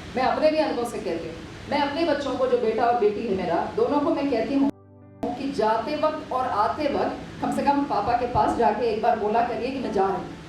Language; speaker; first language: Hindi; non-native, local second language; Malayalam